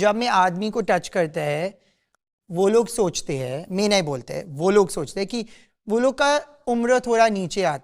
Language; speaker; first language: Hindi; non-native, local second language; English